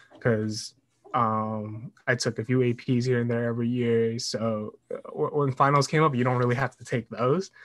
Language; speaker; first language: English; native; English